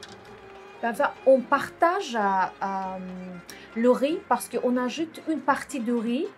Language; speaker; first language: French; non-native, fluent; Azerbaijani